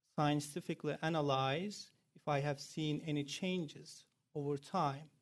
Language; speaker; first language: English; non-native, fluent; Turkish